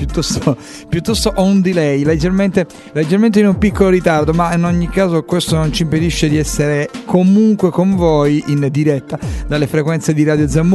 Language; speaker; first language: Italian; native; Italian